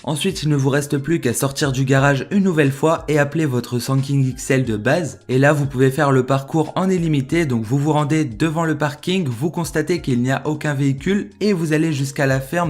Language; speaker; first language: French; native; French